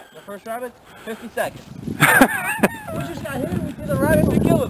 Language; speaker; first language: English; non-native, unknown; Portuguese